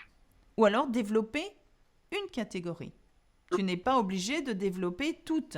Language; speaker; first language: French; non-native, fluent; English